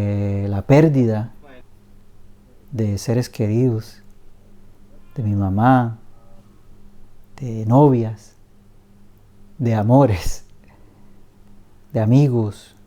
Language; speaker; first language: Spanish; early bilingual, other home language; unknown